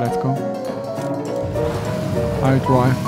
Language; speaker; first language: English; non-native, learner; Korean